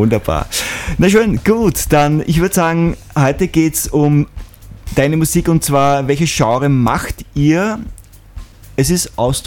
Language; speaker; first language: German; native; German